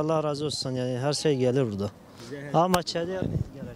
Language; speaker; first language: Turkish; non-native, learner; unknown